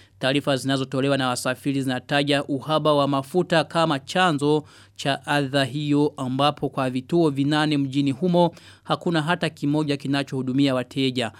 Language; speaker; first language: Swahili; non-native, local second language; Rundi